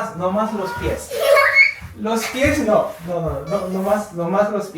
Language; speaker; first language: Spanish; non-native, fluent; Korean